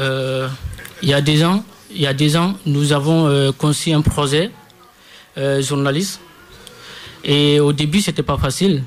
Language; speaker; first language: French; non-native, local second language; Fula